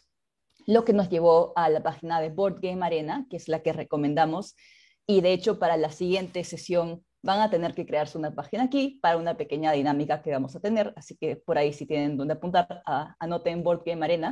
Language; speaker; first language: Spanish; native; Spanish